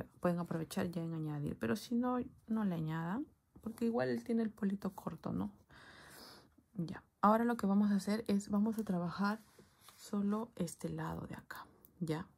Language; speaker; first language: Spanish; native; Spanish